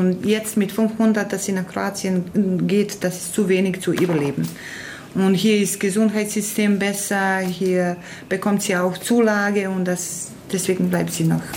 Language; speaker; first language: German; non-native, fluent; Croatian